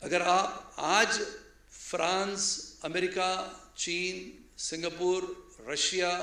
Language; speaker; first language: Hindi; non-native, local second language; Marathi